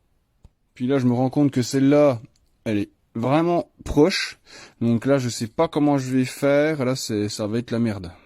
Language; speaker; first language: French; native; French